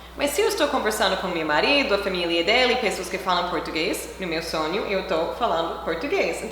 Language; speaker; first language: Portuguese; non-native, fluent; English